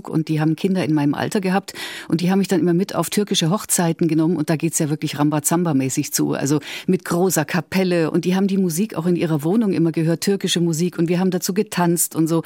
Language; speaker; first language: German; native; German